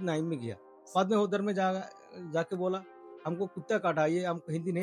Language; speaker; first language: Hindi; non-native, fluent; Bangla